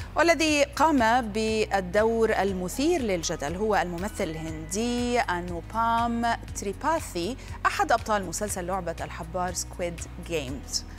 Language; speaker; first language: Arabic; native; Arabic